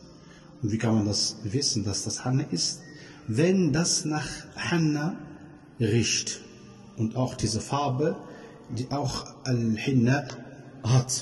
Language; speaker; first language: German; non-native, fluent; Arabic